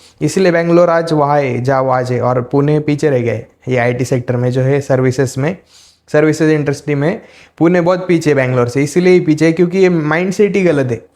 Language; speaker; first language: Hindi; non-native, local second language; Marathi